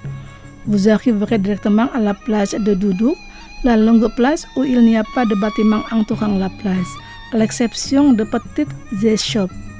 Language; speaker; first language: French; non-native, fluent; Indonesian